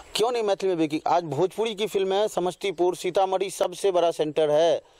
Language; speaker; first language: Hindi; non-native, local second language; Maithili